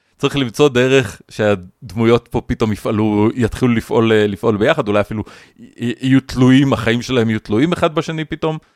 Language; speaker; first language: Hebrew; native; Hebrew